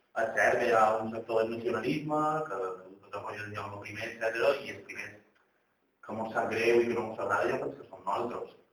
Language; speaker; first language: Catalan; native; Catalan